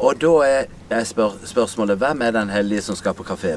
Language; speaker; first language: Norwegian; native; Norwegian